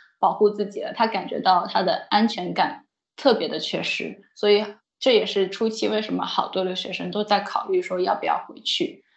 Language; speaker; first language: Chinese; native; Chinese